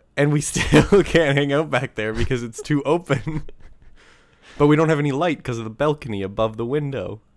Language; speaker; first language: English; native; English